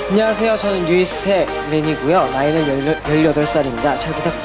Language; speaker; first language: Korean; non-native, fluent; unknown